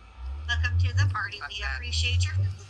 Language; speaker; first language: English; native; English